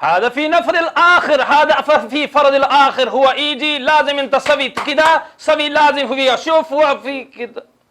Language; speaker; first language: Arabic; non-native, learner; Punjabi